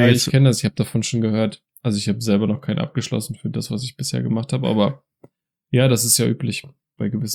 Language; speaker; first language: German; native; German